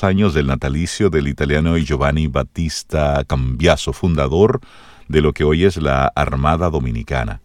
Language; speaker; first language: Spanish; native; Spanish